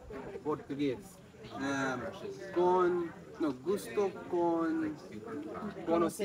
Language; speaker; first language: Spanish; non-native, learner; English